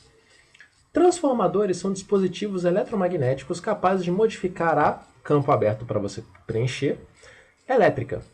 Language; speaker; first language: Portuguese; native; Portuguese